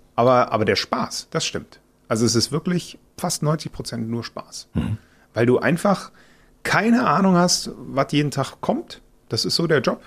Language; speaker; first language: German; native; German